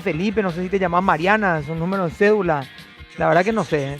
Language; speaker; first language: Spanish; native; Spanish